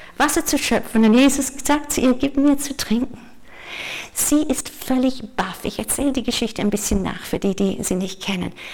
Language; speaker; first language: German; non-native, fluent; English